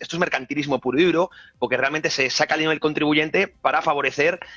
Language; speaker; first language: Spanish; native; Spanish